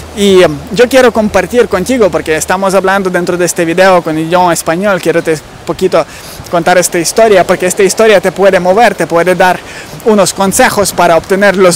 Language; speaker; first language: Spanish; non-native, learner; Ukrainian